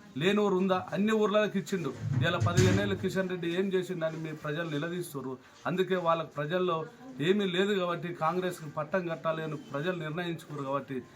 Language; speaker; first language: Telugu; native; Telugu